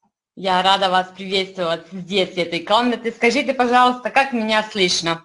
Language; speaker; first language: Russian; non-native, fluent; Serbian